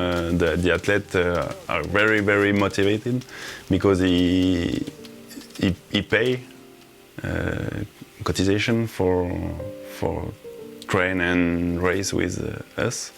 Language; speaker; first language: English; non-native, learner; French